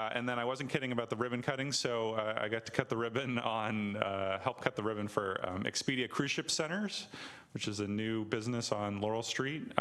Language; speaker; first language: English; native; English